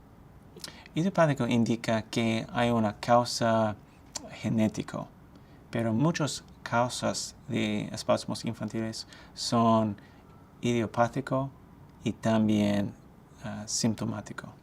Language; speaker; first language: Spanish; non-native, fluent; English